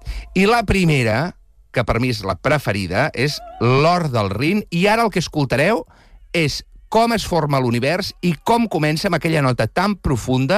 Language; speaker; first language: Catalan; native; Catalan